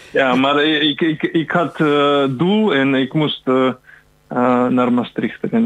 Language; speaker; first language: Dutch; non-native, learner; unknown